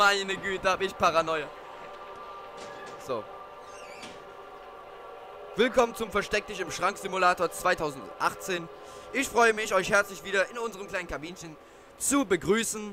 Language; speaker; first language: German; native; German